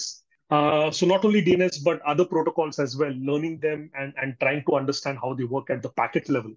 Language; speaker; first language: English; non-native, local second language; Marathi